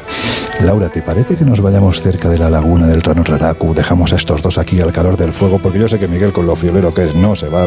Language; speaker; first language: Spanish; native; Spanish